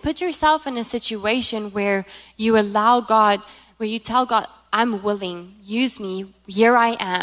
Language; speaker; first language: English; non-native, local second language; Afrikaans